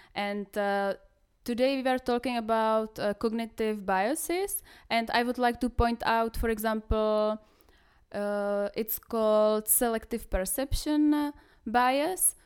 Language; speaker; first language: English; non-native, fluent; Czech